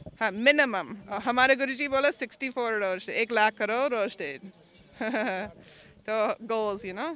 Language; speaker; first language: Hindi; non-native, learner; English